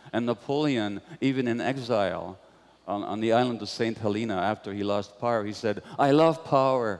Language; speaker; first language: English; non-native, fluent; Hungarian